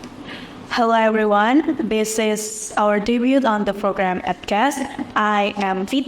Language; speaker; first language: English; non-native, fluent; Indonesian